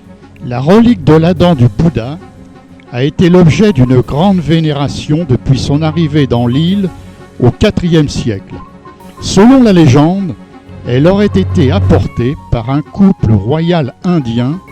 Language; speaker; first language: French; native; French